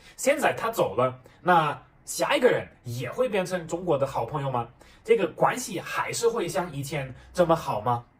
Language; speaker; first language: Chinese; non-native, fluent; German